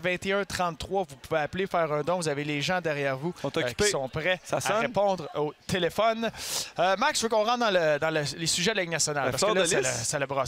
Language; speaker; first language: French; native; French